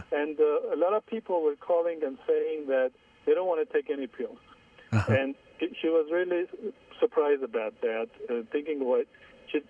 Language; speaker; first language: English; non-native, fluent; Armenian